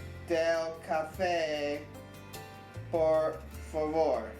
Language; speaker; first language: Spanish; non-native, learner; English